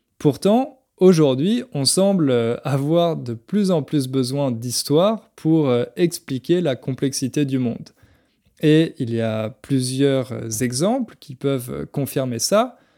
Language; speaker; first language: French; native; French